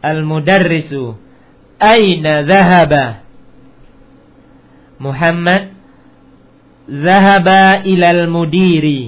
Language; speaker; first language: Arabic; non-native, fluent; Indonesian